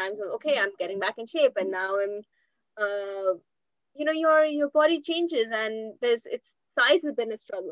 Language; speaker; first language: English; non-native, local second language; Hindi